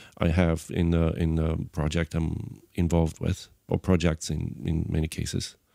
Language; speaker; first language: English; non-native, fluent; Bulgarian